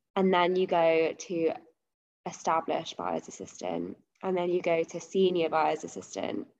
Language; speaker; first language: English; native; English